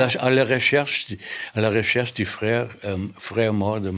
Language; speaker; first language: French; non-native, fluent; German